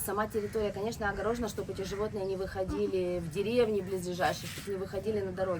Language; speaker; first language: Russian; native; Russian